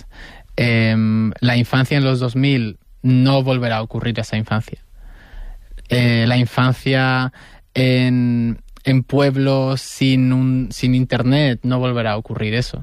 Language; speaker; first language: Spanish; native; Spanish